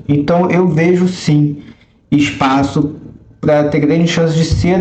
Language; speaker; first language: Portuguese; native; Portuguese